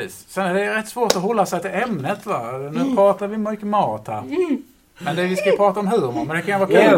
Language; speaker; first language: Swedish; native; Swedish